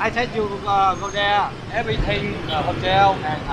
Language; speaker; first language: English; non-native, learner; Vietnamese